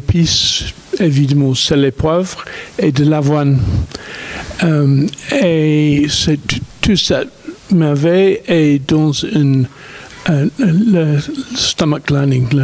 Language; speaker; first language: French; non-native, fluent; English